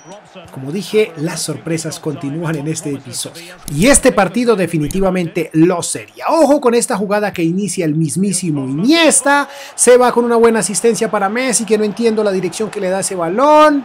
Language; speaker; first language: Spanish; native; Spanish